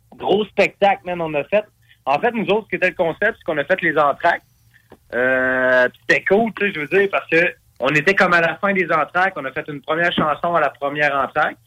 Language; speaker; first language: French; native; French